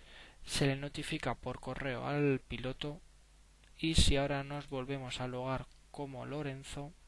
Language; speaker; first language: Spanish; native; Spanish